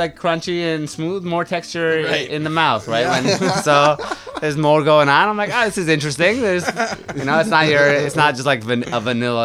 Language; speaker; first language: English; non-native, fluent; Persian